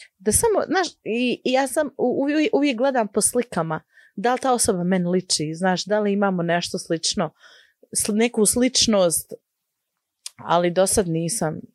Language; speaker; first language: Croatian; early bilingual, heritage; Bosnian